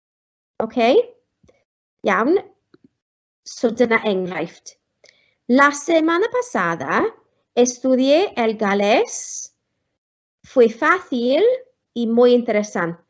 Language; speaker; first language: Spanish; non-native, fluent; Welsh